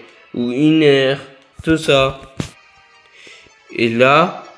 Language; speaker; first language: French; native; French